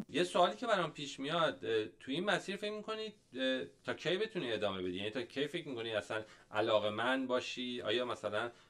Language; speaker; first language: Persian; native; Persian